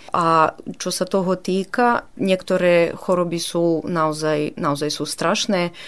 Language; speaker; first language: Slovak; native; Slovak